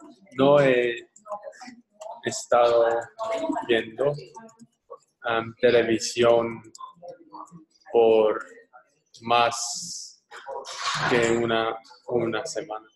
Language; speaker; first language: Spanish; non-native, learner; English